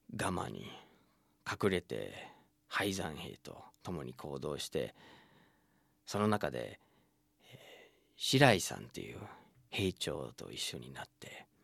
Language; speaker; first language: Japanese; non-native, fluent; English